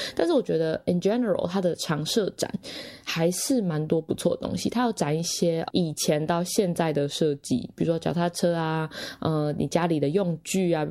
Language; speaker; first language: Chinese; native; Chinese